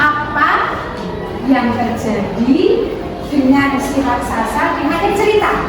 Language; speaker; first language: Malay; non-native, local second language; Javanese